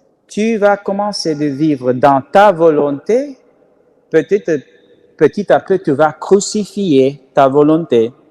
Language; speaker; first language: French; non-native, learner; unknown